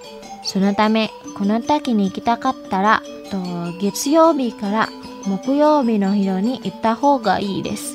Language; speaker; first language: Japanese; non-native, fluent; Indonesian